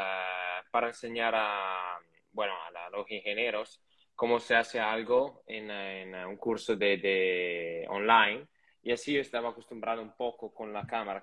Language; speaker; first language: Spanish; non-native, fluent; Italian